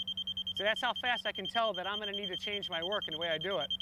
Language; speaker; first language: English; native; English